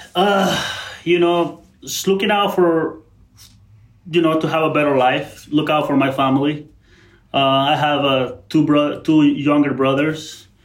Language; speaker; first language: English; non-native, fluent; Spanish